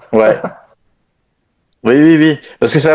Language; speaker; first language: French; native; French